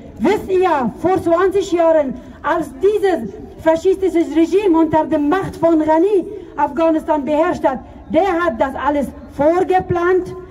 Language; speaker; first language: German; non-native, fluent; Persian